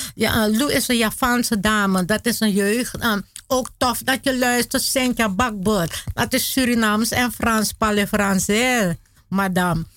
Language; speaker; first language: Dutch; non-native, learner; Spanish